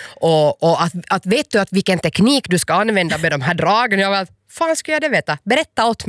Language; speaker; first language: Swedish; native; Swedish